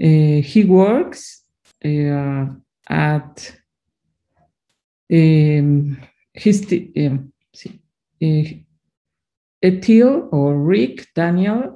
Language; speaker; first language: English; non-native, learner; Spanish